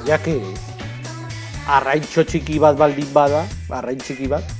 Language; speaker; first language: Basque; non-native, local second language; Spanish